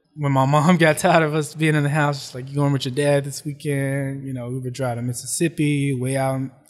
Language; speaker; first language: English; native; English